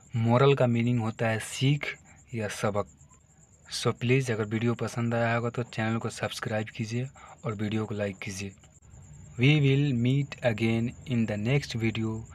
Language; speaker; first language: Hindi; native; Hindi